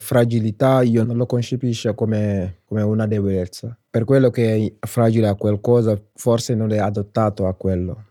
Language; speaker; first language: Italian; non-native, fluent; Wolof